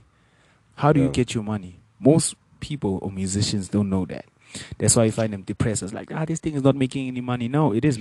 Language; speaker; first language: English; non-native, local second language; Venda